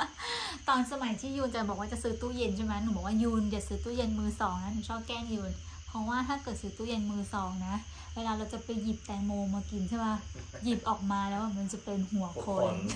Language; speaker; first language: Thai; native; Thai